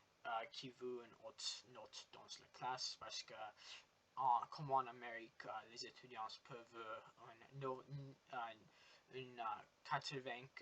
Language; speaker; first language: French; non-native, learner; English